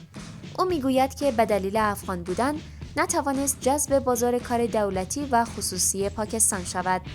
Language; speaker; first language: Persian; native; Persian